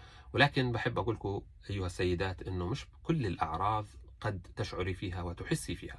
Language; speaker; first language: Arabic; native; Arabic